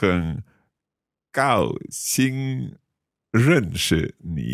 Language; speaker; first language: Chinese; non-native, learner; English